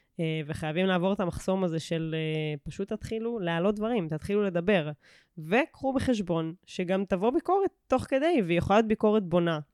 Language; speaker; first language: Hebrew; native; Hebrew